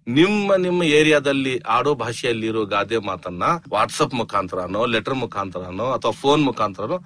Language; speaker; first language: Kannada; non-native, local second language; Urdu